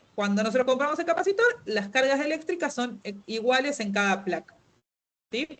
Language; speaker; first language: Spanish; native; Spanish